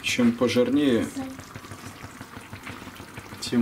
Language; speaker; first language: Russian; native; Russian